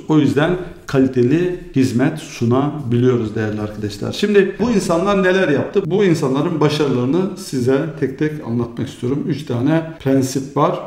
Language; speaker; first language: Turkish; early bilingual, heritage; Turkish